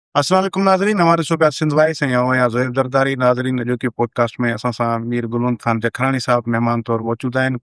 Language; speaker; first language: Sindhi; native; Sindhi